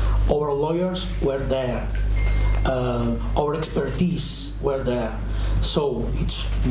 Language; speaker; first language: English; non-native, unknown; Catalan